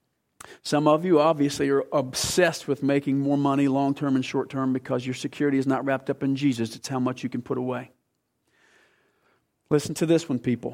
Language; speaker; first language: English; native; English